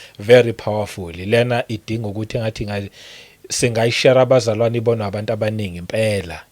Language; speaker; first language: Zulu; native; Zulu